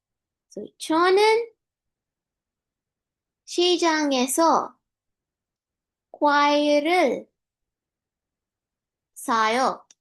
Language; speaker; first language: Korean; non-native, learner; English